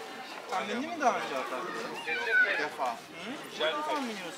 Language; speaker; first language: Turkish; native; Turkish